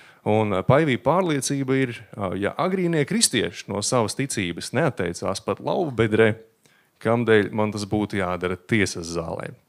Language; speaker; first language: Latvian; native; Latvian